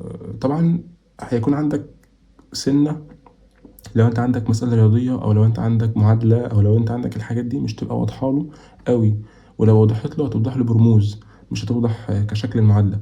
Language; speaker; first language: Arabic; native; Arabic